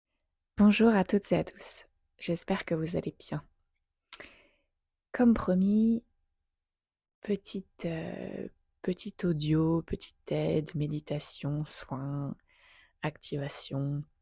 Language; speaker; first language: French; native; French